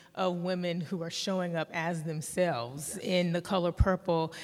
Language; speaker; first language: English; early bilingual, other home language; Yoruba